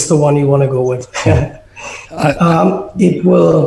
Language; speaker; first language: English; non-native, fluent; German